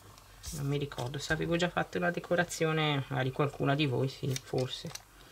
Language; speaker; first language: Italian; native; Italian